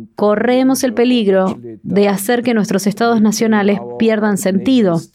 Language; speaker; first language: Spanish; non-native, fluent; Korean